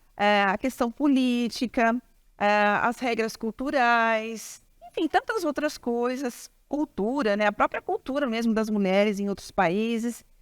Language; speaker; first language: Portuguese; native; Portuguese